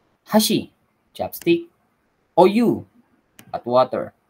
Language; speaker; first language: English; non-native, local second language; Filipino